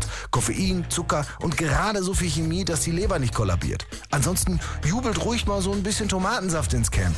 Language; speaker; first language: German; native; German